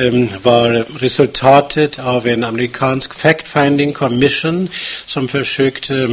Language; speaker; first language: Swedish; non-native, fluent; German